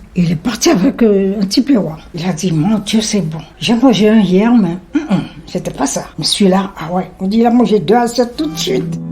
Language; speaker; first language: French; non-native, local second language; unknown